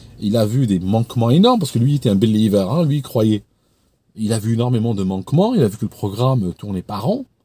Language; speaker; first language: French; non-native, local second language; Arabic